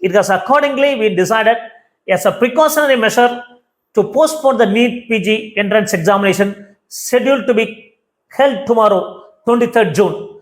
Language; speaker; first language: English; non-native, local second language; Tamil